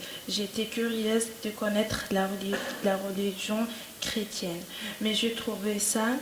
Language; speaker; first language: French; non-native, local second language; Arabic